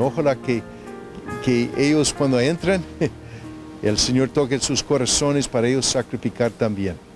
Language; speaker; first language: Spanish; non-native, fluent; English